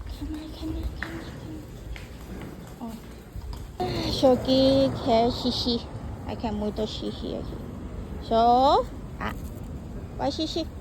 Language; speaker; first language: Portuguese; non-native, learner; Thai